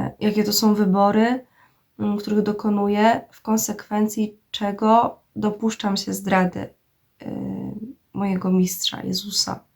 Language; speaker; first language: Polish; native; Polish